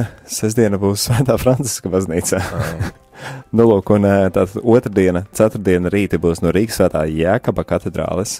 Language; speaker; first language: Latvian; native; Latvian